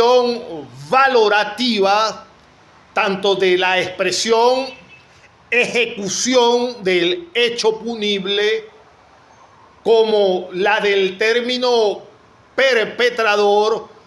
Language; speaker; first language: Spanish; native; Spanish